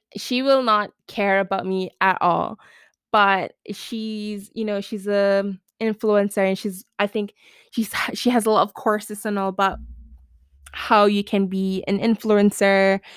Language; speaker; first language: English; non-native, local second language; Malay